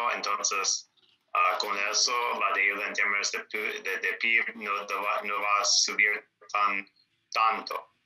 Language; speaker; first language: Spanish; non-native, fluent; English